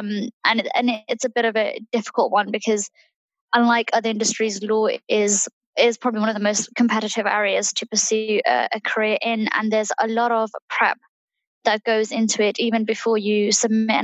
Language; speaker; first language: English; early bilingual, other home language; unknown